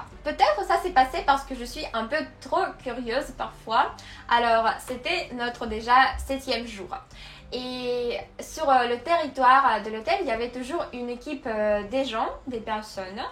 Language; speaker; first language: French; non-native, fluent; Russian